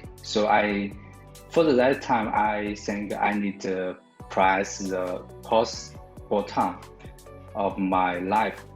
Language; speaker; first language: English; non-native, learner; Chinese